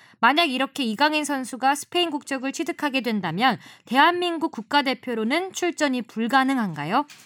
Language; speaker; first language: Korean; native; Korean